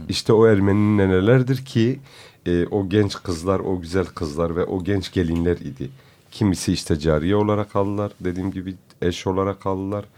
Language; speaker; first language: Turkish; non-native, local second language; Kurdish